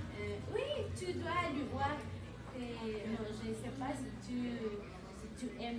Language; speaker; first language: French; non-native, learner; Spanish